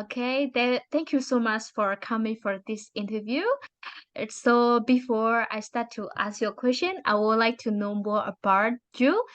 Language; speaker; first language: English; non-native, learner; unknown